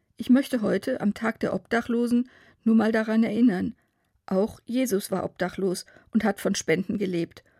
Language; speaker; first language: German; native; German